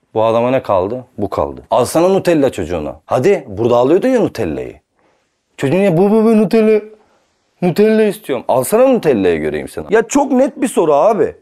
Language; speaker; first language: Turkish; native; Turkish